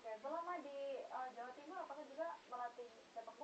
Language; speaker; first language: Indonesian; native; Indonesian